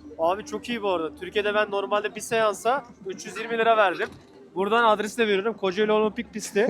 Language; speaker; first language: Turkish; native; Turkish